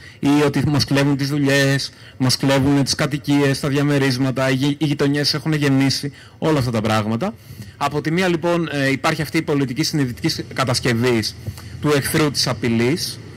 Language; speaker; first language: Greek; native; Greek